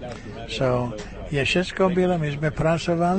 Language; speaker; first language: Czech; early bilingual, heritage; Czech